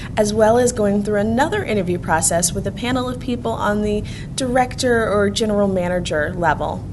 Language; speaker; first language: English; native; English